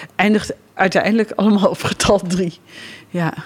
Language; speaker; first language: Dutch; native; Dutch